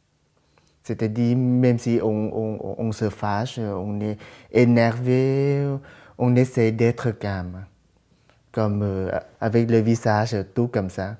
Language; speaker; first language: French; non-native, fluent; Thai